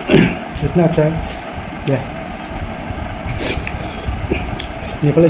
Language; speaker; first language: Hindi; non-native, local second language; Bodo